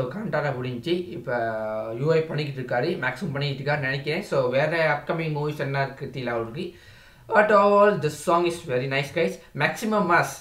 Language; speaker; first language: Tamil; early bilingual, heritage; Tamil